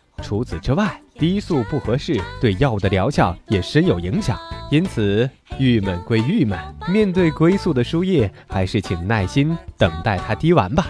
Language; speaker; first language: Chinese; native; Chinese